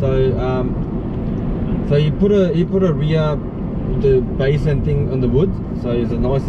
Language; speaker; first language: English; non-native, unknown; Korean